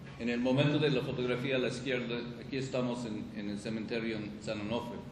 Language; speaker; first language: Spanish; non-native, fluent; English